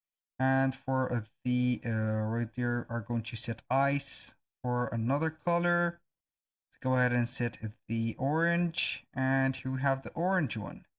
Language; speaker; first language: English; non-native, fluent; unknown